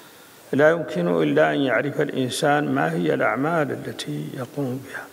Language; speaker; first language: Arabic; native; Arabic